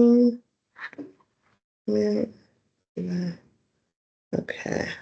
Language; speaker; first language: English; native; English